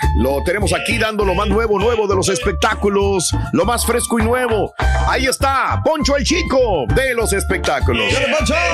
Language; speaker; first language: Spanish; native; Spanish